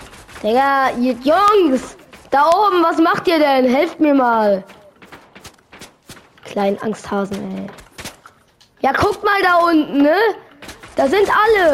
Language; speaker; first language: German; native; German